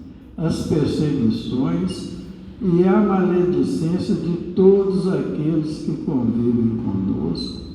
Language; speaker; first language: Portuguese; native; Portuguese